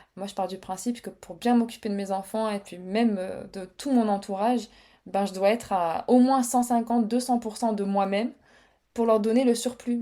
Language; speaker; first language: French; early bilingual, other home language; Arabic